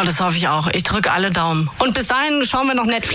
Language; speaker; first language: German; native; German